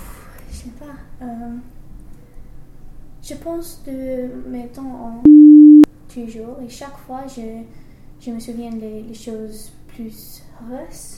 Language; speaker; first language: French; non-native, learner; English